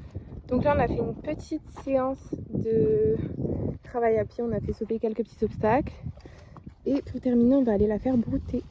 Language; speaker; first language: French; native; French